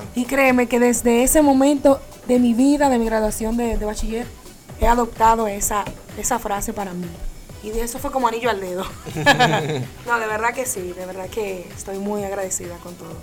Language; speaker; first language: Spanish; native; Spanish